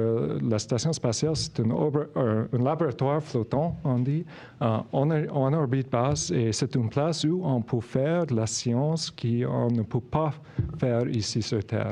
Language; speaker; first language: French; non-native, local second language; English